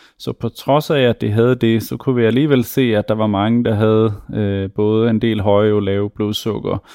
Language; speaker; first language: Danish; native; Danish